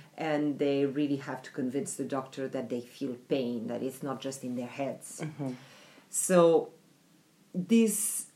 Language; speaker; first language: English; non-native, fluent; French